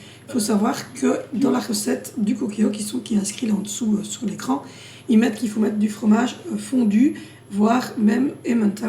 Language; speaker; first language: French; native; French